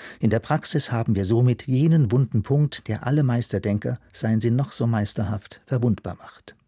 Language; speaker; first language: German; native; German